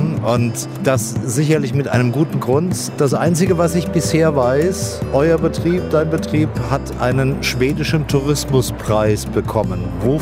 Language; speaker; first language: German; native; German